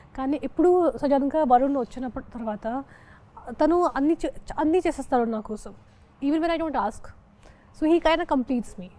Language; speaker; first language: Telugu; non-native, fluent; Hindi